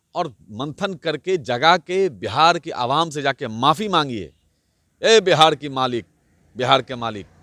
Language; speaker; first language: Hindi; native; Hindi